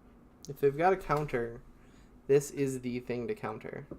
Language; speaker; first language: English; native; English